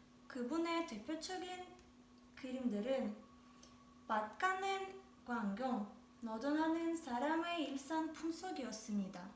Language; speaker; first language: Korean; non-native, learner; Russian